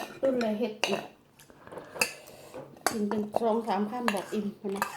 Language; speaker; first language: Finnish; non-native, learner; Thai